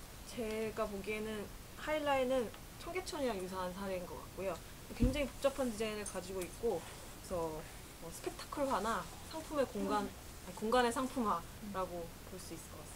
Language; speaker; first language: Korean; native; Korean